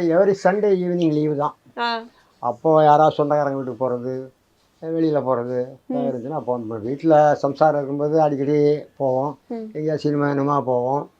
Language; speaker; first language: Tamil; native; Tamil